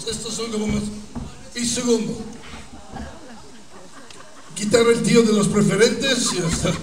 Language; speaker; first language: Spanish; non-native, fluent; Italian